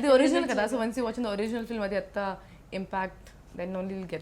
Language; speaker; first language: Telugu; non-native, learner; Malayalam